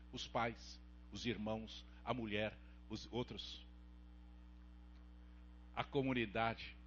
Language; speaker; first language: Portuguese; native; Portuguese